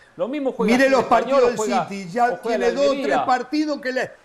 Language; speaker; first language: Spanish; native; Spanish